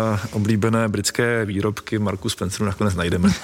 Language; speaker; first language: Czech; non-native, fluent; English